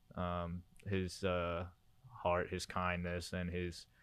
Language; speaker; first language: English; early bilingual, other home language; Korean